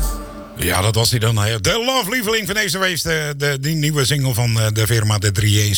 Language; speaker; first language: Dutch; native; Dutch